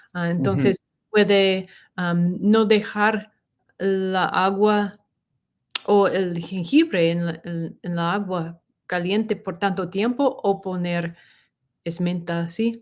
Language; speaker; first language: Spanish; non-native, learner; English